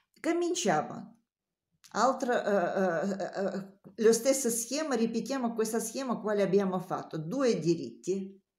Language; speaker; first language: Italian; non-native, learner; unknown